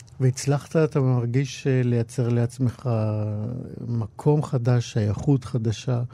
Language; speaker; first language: Hebrew; native; Hebrew